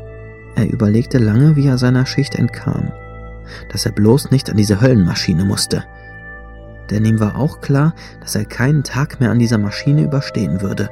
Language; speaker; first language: German; native; German